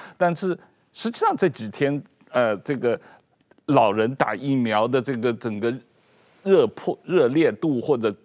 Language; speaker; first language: Chinese; native; Chinese